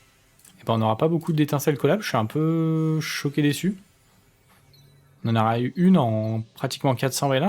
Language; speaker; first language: French; native; French